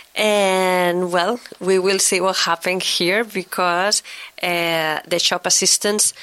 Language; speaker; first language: English; non-native, fluent; Catalan